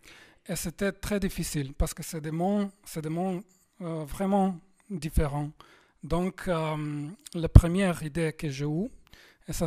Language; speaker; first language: French; non-native, fluent; Slovenian